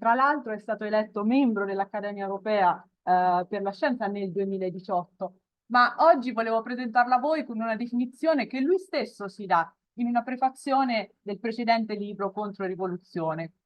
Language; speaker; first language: Italian; native; Italian